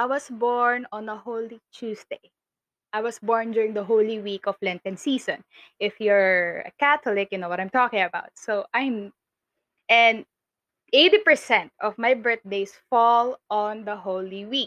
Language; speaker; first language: English; non-native, local second language; Filipino